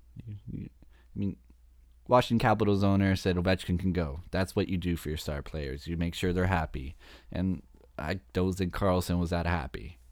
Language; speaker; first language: English; native; English